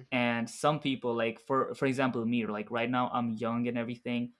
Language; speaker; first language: English; early bilingual, other home language; Arabic